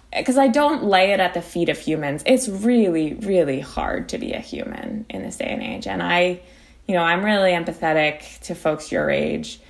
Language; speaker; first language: English; native; English